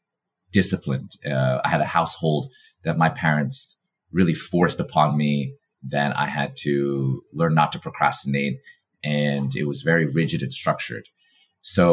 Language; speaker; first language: English; native; English